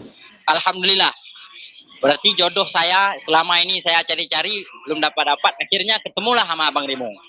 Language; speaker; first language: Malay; non-native, local second language; Achinese